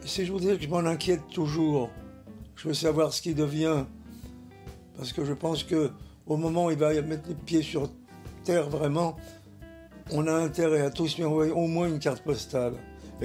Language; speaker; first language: French; native; French